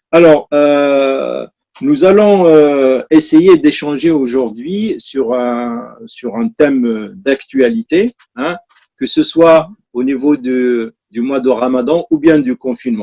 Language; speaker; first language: French; native; French